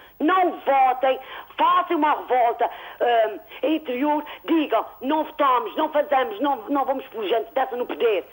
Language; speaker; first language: Portuguese; native; Portuguese